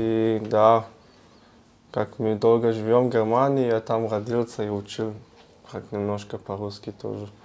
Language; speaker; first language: Russian; early bilingual, heritage; German